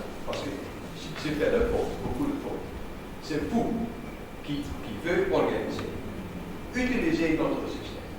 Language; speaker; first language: French; non-native, learner; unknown